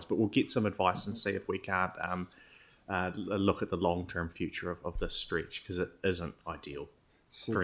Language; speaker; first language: English; native; English